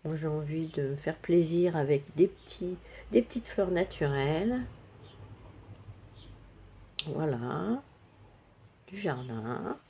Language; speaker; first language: French; native; French